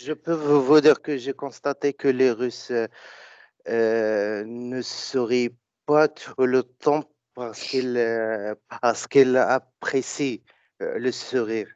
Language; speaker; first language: French; non-native, learner; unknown